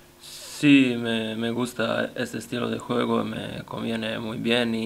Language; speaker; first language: Spanish; non-native, learner; Serbian